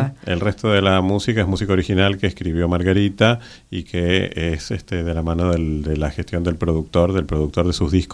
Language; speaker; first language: Spanish; native; Spanish